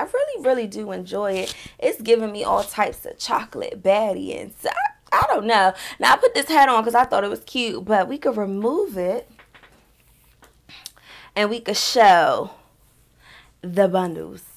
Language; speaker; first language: English; native; English